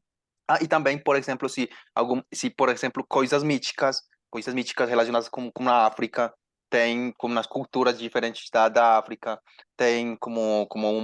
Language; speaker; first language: Portuguese; non-native, learner; Spanish